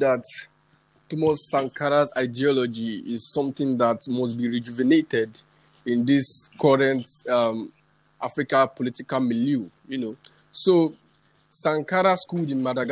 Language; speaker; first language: English; non-native, local second language; Yoruba